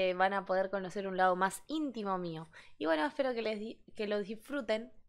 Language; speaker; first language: Spanish; native; Spanish